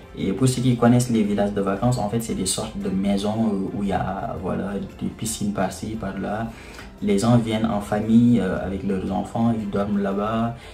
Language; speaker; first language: French; non-native, local second language; Wolof